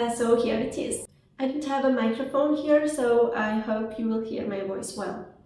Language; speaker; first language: English; non-native, fluent; Georgian